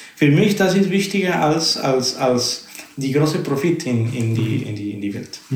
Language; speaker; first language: German; non-native, fluent; Spanish